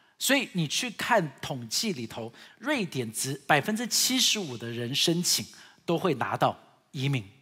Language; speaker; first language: Chinese; early bilingual, heritage; Chinese